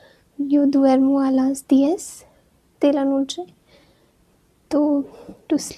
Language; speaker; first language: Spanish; non-native, fluent; Hindi